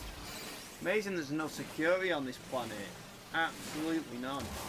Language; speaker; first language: English; native; English